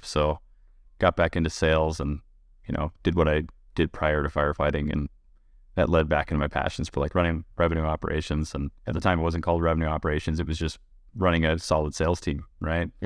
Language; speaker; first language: English; native; English